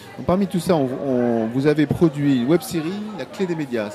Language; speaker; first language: French; native; French